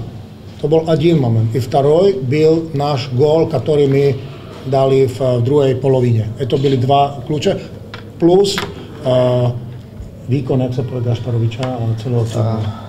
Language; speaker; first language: Russian; non-native, learner; Slovak